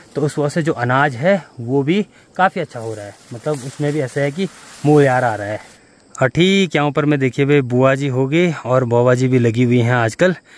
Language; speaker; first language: Hindi; non-native, local second language; Garhwali